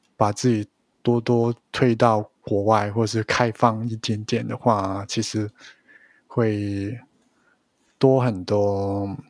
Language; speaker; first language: Chinese; non-native, local second language; Cantonese